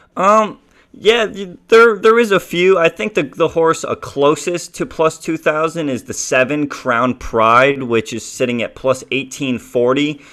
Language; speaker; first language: English; native; English